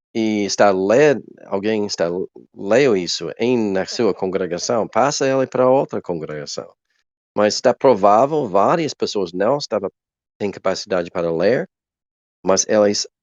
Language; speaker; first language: Portuguese; non-native, learner; English